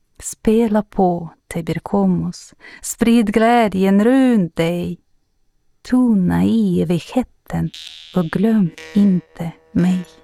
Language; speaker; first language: Swedish; non-native, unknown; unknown